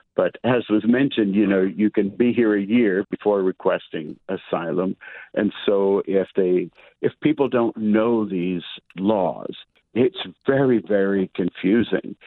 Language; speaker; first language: English; native; English